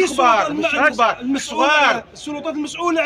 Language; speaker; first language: Arabic; native; Arabic